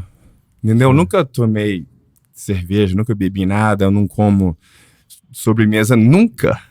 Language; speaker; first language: Portuguese; early bilingual, heritage; Portuguese